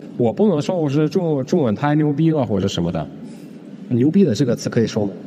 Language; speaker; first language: Chinese; non-native, fluent; Russian